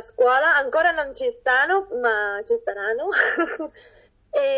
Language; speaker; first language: Italian; non-native, fluent; Catalan